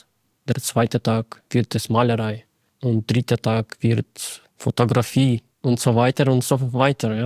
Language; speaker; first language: German; non-native, fluent; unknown